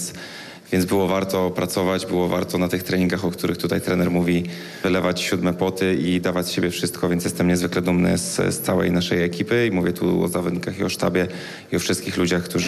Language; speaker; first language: Polish; native; Polish